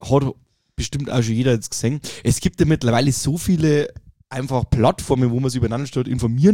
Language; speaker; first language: German; native; German